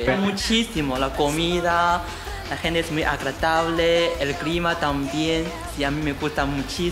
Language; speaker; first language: Spanish; non-native, fluent; Chinese